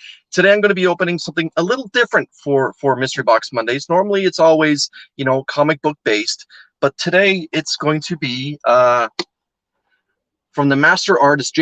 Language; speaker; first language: English; native; English